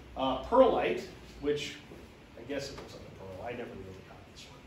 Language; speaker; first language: English; native; English